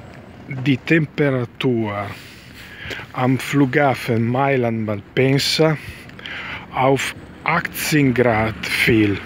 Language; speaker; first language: German; non-native, learner; Italian